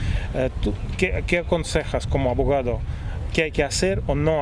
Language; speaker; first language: Spanish; non-native, fluent; Russian